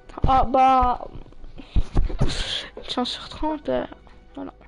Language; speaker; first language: French; native; French